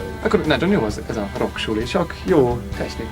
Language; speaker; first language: Hungarian; non-native, learner; English